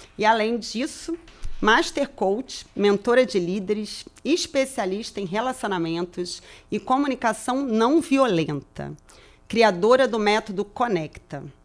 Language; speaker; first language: Portuguese; native; Portuguese